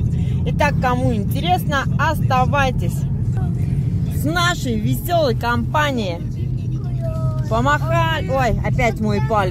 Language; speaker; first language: Russian; native; Russian